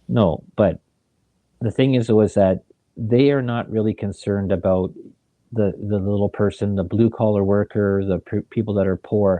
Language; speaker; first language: English; native; English